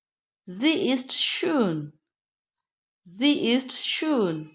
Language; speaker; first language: German; non-native, learner; Urdu